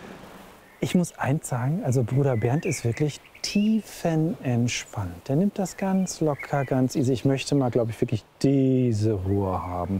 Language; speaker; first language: German; native; German